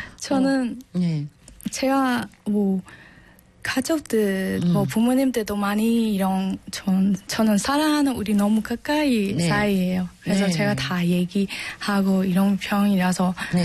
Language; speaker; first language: Korean; non-native, learner; Burmese